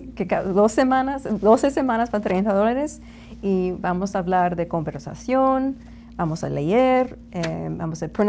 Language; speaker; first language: Spanish; non-native, learner; English